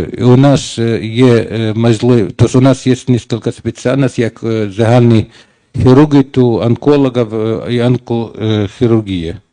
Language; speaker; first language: Ukrainian; non-native, learner; Arabic